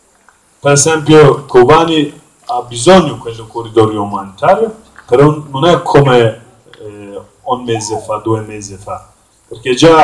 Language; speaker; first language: Italian; non-native, learner; Kurdish